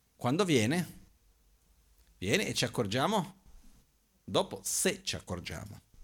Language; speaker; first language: Italian; non-native, fluent; Portuguese